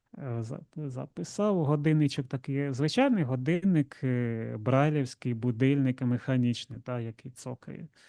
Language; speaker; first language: Ukrainian; non-native, local second language; Russian